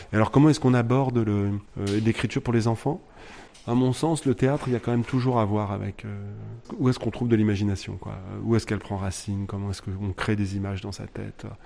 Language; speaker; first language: French; native; French